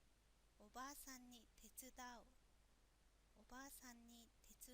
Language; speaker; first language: Japanese; non-native, fluent; Mongolian